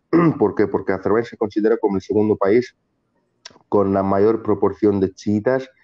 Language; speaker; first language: Spanish; non-native, fluent; Azerbaijani